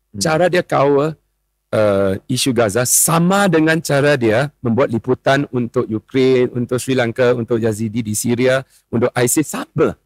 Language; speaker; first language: Malay; non-native, local second language; Chinese